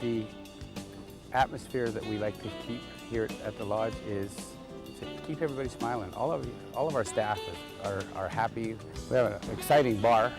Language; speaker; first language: English; native; English